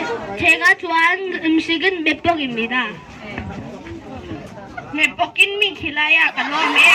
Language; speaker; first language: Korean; early bilingual, other home language; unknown